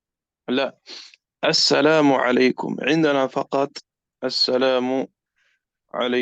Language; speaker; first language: Arabic; non-native, fluent; Urdu